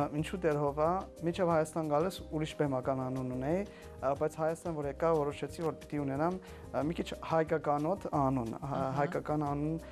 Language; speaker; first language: Armenian; early bilingual, heritage; Armenian